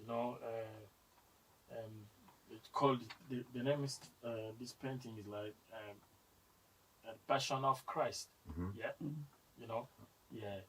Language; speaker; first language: English; non-native, learner; French